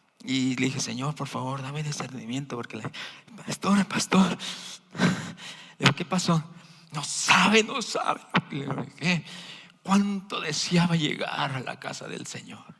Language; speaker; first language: Spanish; native; Spanish